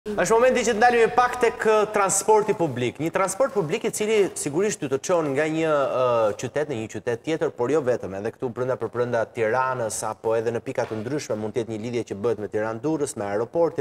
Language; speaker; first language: Albanian; native; Albanian